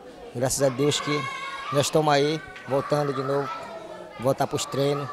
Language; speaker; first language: Portuguese; native; Portuguese